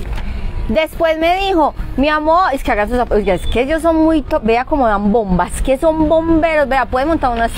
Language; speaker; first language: Spanish; native; Spanish